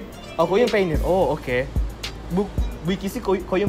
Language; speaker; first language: Turkish; non-native, learner; Indonesian